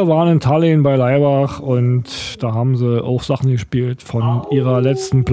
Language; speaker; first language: German; native; German